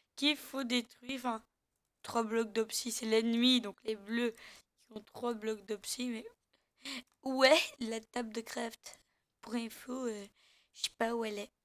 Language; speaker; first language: French; native; French